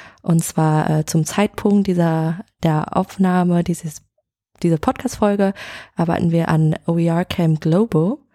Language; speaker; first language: German; non-native, fluent; Vietnamese